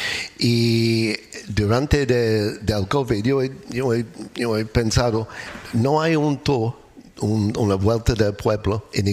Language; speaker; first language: Spanish; non-native, learner; English